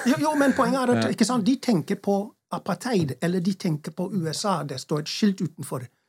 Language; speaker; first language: Norwegian; non-native, fluent; English